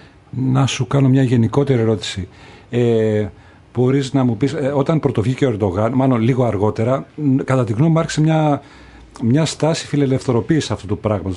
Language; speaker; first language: Greek; native; Greek